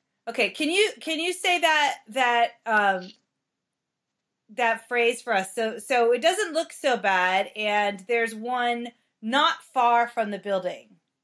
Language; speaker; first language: English; native; English